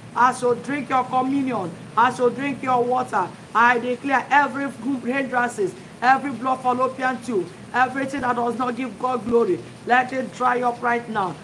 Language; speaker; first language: English; non-native, local second language; Igbo